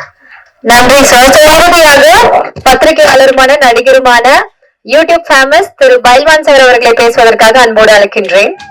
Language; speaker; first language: Tamil; native; Tamil